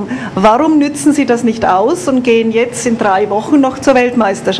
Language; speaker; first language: German; native; German